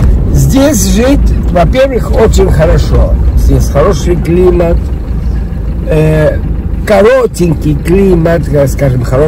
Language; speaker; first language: Russian; early bilingual, heritage; Russian